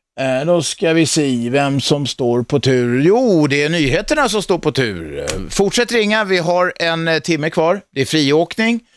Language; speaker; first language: Swedish; native; Swedish